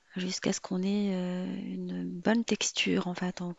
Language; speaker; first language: French; non-native, local second language; Arabic